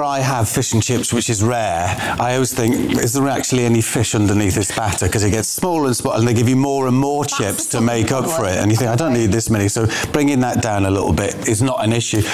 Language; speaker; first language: English; native; English